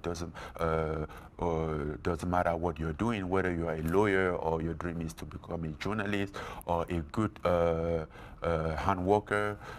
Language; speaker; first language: English; non-native, fluent; French